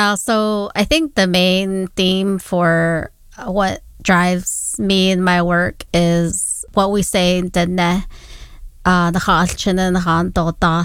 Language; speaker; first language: English; non-native, local second language; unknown